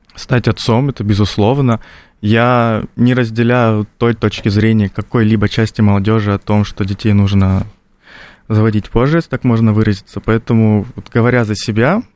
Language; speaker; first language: Russian; native; Russian